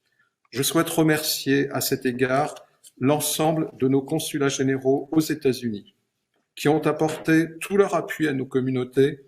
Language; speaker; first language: French; native; French